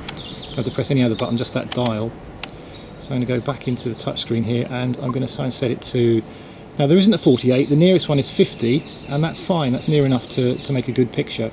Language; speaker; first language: English; native; English